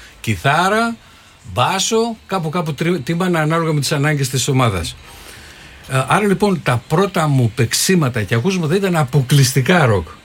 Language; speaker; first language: Greek; native; Greek